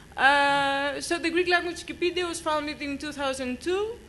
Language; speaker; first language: English; non-native, fluent; Greek